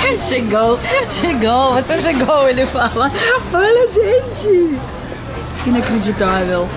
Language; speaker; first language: Portuguese; non-native, learner; Russian